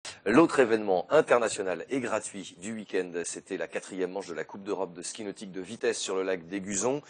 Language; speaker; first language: French; native; French